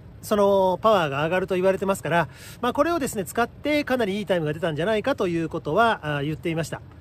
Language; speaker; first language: Japanese; native; Japanese